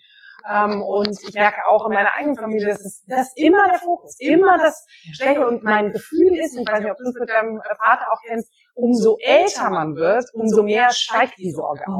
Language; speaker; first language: German; native; German